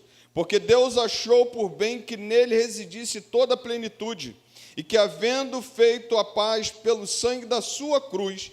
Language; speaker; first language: Portuguese; native; Portuguese